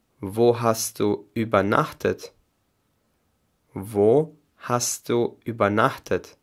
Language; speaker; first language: German; non-native, fluent; Albanian